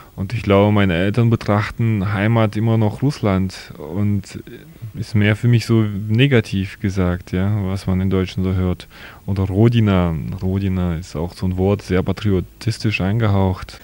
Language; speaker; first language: German; non-native, fluent; Russian